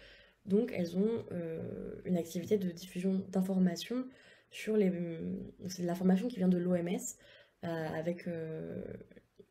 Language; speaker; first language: French; native; French